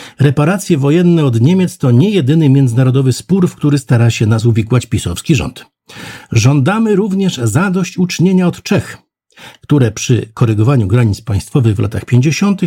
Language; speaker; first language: Polish; native; Polish